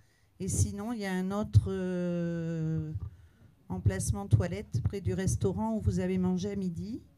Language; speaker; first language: French; native; French